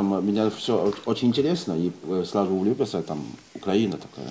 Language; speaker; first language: Russian; non-native, learner; Chinese